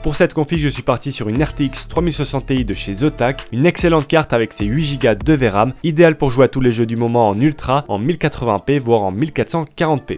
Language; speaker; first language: French; native; French